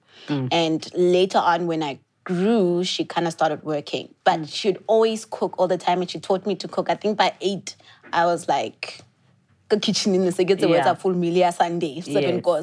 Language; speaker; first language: English; non-native, local second language; Southern Sotho